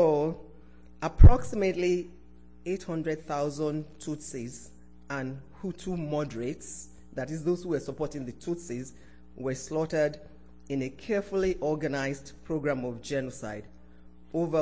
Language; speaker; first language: English; non-native, local second language; Yoruba